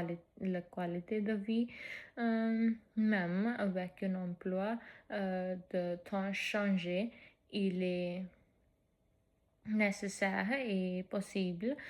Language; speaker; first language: French; non-native, fluent; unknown